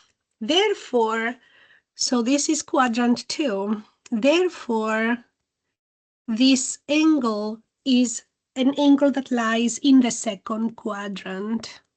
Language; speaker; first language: English; non-native, fluent; Greek